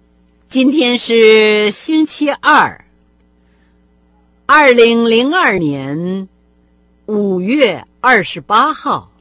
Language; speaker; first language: Chinese; non-native, fluent; Russian